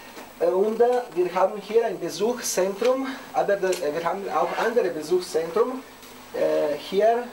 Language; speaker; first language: German; non-native, learner; Italian